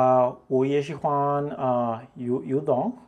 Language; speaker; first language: Chinese; non-native, learner; Spanish